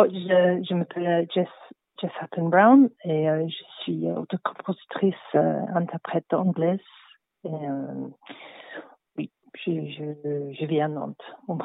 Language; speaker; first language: French; non-native, learner; English